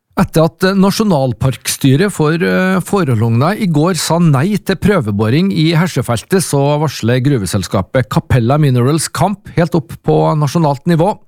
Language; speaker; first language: Norwegian; native; Norwegian